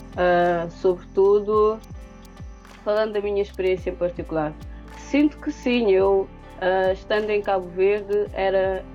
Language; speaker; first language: Portuguese; non-native, local second language; Kabuverdianu